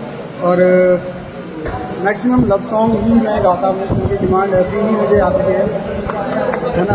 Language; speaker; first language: Hindi; non-native, local second language; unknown